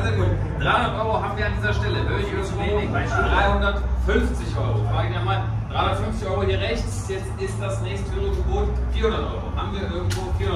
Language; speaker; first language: German; native; German